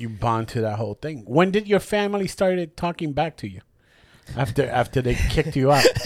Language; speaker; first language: English; early bilingual, other home language; Spanish